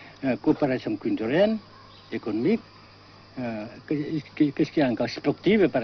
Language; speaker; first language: French; non-native, local second language; Vietnamese